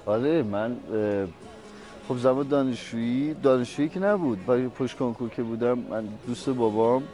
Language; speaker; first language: Persian; native; Persian